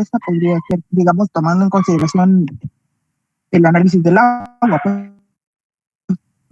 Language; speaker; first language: Spanish; native; Spanish